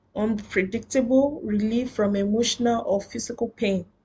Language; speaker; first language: English; non-native, local second language; Yoruba